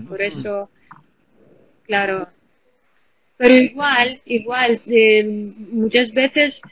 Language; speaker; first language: Spanish; non-native, fluent; Ukrainian